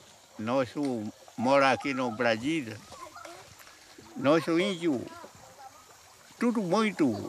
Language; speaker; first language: Portuguese; non-native, local second language; Kayapó